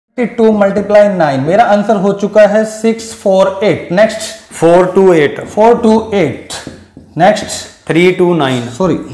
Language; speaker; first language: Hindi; non-native, local second language; Punjabi